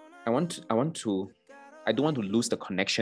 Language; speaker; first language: English; non-native, local second language; Chinese